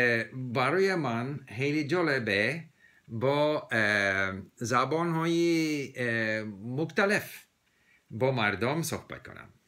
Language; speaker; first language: Persian; non-native, learner; English